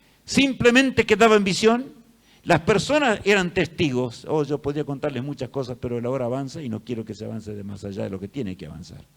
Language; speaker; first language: Spanish; native; Spanish